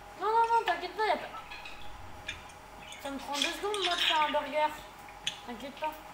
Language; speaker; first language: French; native; French